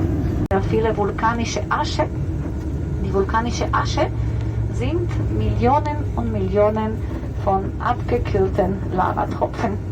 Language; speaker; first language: German; non-native, fluent; Spanish